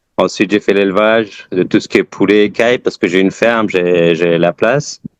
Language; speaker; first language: French; early bilingual, other home language; Persian